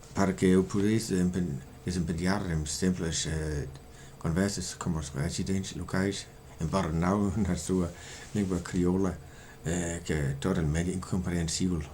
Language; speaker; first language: Portuguese; non-native, learner; Danish